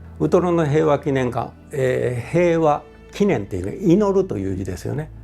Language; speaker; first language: Japanese; native; Japanese